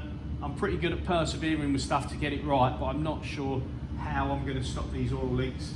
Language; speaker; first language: English; native; English